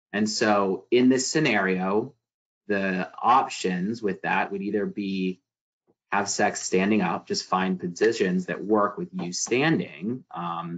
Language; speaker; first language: English; native; English